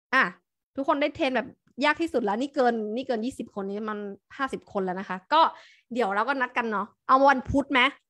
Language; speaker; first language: Thai; native; Thai